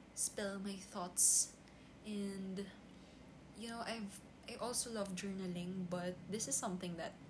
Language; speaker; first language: English; non-native, local second language; Filipino